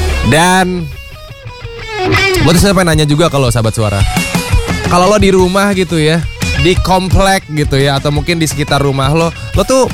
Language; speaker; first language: Indonesian; native; Indonesian